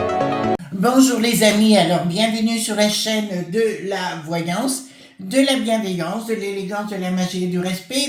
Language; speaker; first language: French; native; French